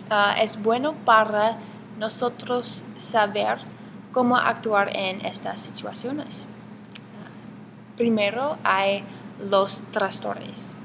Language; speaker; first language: Spanish; non-native, learner; English